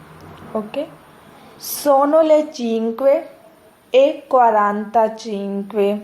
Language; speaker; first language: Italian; non-native, fluent; Urdu